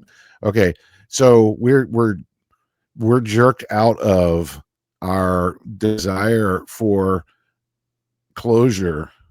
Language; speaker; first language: English; native; English